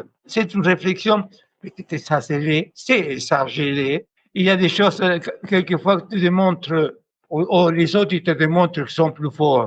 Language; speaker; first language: French; non-native, fluent; Spanish